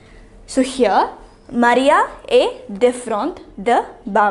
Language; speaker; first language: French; non-native, fluent; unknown